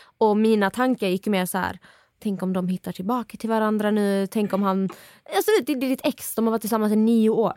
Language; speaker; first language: Swedish; native; Swedish